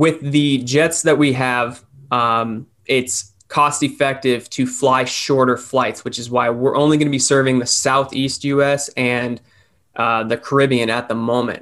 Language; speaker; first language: English; native; English